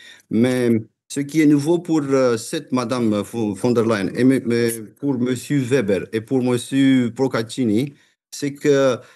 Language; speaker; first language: French; non-native, fluent; Romanian